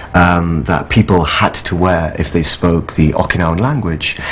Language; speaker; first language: English; native; English